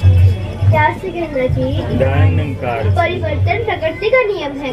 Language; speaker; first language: Hindi; native; Hindi